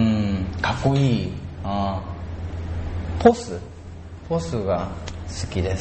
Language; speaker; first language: Japanese; non-native, learner; Korean